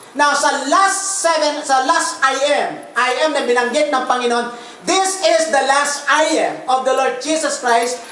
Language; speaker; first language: Filipino; non-native, local second language; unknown